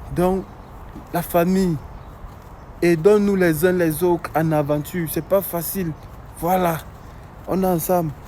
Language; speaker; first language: French; native; French